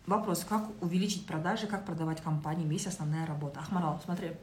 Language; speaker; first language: Russian; non-native, local second language; Kazakh